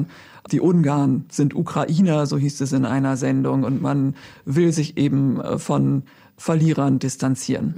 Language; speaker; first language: German; native; German